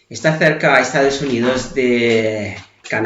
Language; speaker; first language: Spanish; non-native, fluent; Filipino